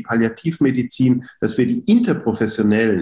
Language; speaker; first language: German; native; German